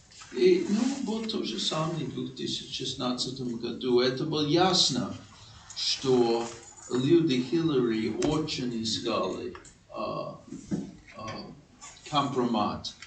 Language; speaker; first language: Russian; non-native, fluent; English